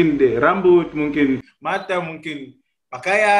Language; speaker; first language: Indonesian; non-native, fluent; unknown